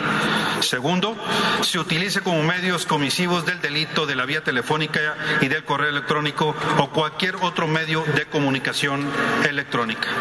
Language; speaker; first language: Spanish; native; Spanish